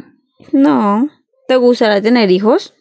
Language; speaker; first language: Spanish; native; Spanish